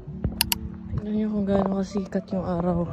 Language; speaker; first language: Filipino; native; Filipino